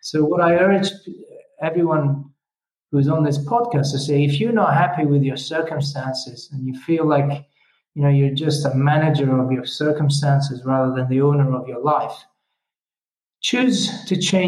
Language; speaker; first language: English; non-native, fluent; Italian